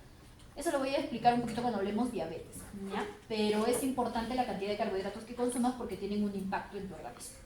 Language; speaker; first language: Spanish; native; Spanish